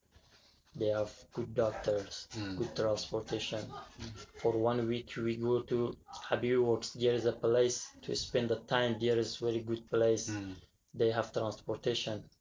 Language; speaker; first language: English; non-native, learner; Persian